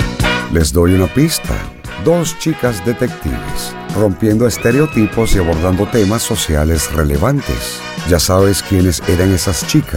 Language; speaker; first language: Spanish; native; Spanish